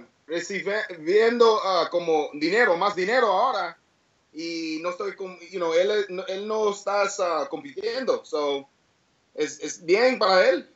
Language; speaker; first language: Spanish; early bilingual, heritage; English